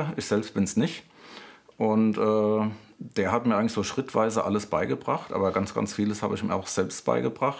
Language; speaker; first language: German; native; German